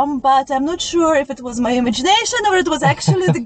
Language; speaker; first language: English; non-native, fluent; Russian